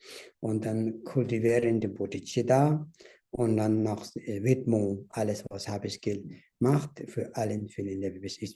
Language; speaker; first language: German; non-native, learner; Tibetan